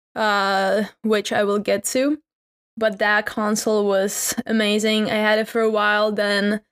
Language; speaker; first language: English; non-native, fluent; Czech